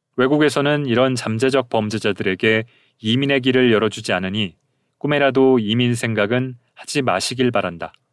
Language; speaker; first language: Korean; native; Korean